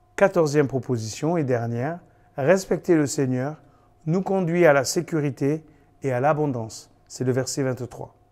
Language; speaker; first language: French; native; French